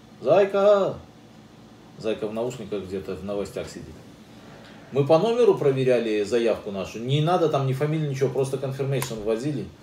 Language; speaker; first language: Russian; native; Russian